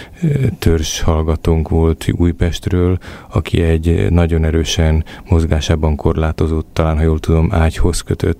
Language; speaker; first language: Hungarian; native; Hungarian